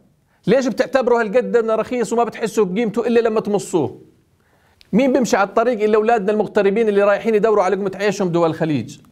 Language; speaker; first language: Arabic; native; Arabic